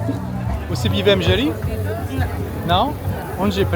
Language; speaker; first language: Portuguese; non-native, learner; French